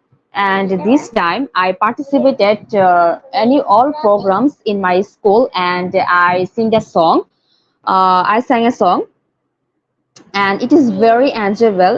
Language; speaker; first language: English; non-native, learner; Bangla